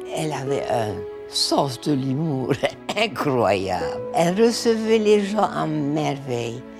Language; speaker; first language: French; early bilingual, heritage; French